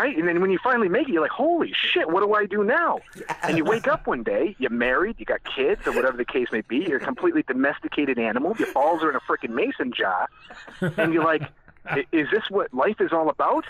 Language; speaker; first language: English; native; English